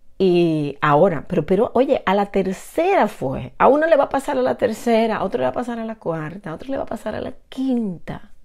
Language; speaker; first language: Spanish; native; Spanish